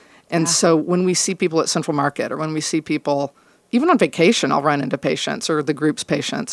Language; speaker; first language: English; native; English